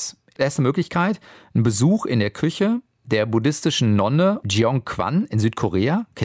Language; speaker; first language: German; native; German